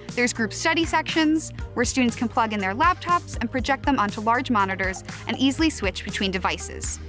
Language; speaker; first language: English; native; English